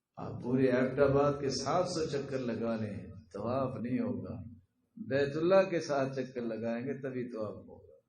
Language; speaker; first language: Urdu; non-native, local second language; Northern Hindko